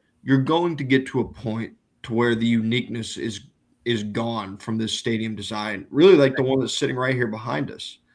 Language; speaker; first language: English; native; English